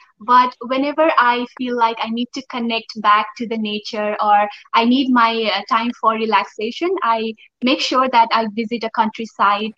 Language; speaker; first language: English; non-native, local second language; Nepali